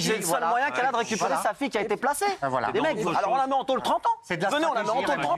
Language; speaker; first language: French; native; French